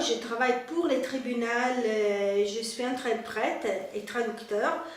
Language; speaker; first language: French; non-native, fluent; Spanish